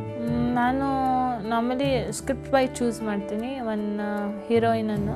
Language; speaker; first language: Kannada; non-native, local second language; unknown